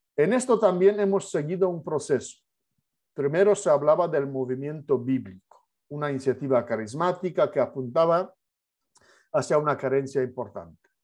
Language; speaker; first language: Spanish; non-native, fluent; Polish